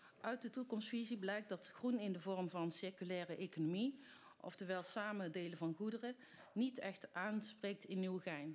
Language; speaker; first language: Dutch; native; Dutch